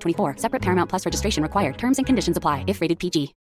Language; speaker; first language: French; native; French